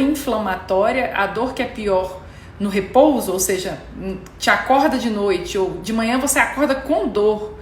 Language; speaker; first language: Portuguese; native; Portuguese